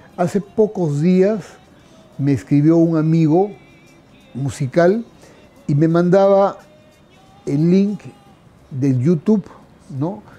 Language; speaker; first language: Spanish; native; Spanish